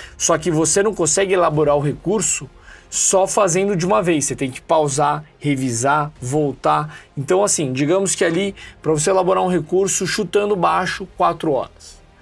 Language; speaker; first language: Portuguese; native; Portuguese